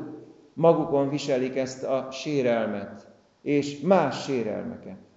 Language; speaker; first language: Hungarian; native; Hungarian